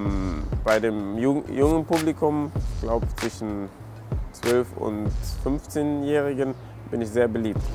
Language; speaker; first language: German; early bilingual, other home language; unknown